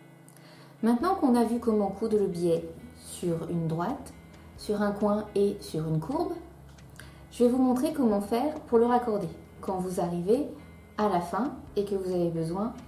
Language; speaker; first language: French; native; French